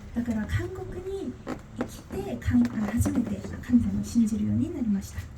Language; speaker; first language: Japanese; non-native, fluent; Korean